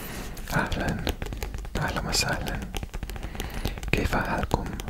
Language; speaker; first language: Arabic; non-native, learner; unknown